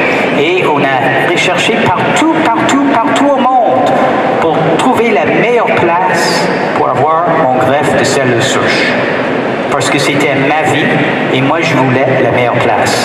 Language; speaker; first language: French; non-native, fluent; English